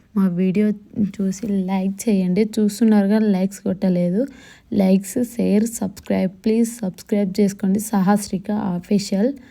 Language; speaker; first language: Telugu; non-native, local second language; Lambadi